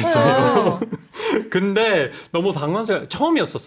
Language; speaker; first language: Korean; non-native, fluent; English